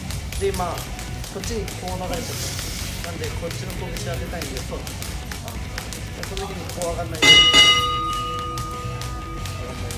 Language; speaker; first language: Japanese; native; Japanese